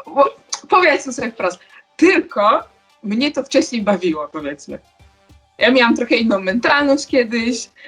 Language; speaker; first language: Polish; native; Polish